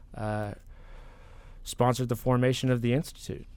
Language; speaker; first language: English; native; English